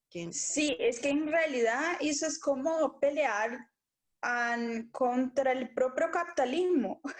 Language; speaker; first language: Spanish; non-native, local second language; Portuguese